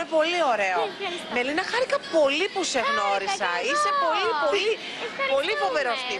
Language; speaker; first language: Greek; native; Greek